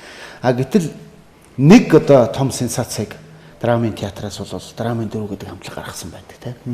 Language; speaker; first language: Mongolian; native; Mongolian